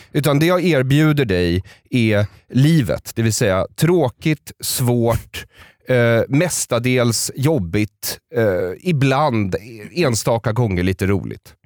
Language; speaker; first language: Swedish; native; Swedish